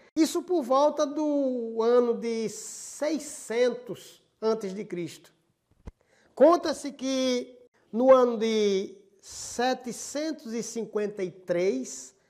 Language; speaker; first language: Portuguese; native; Portuguese